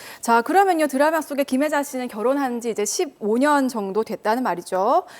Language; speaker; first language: Korean; native; Korean